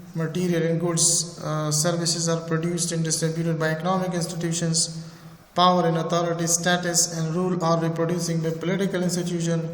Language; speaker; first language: English; non-native, fluent; Persian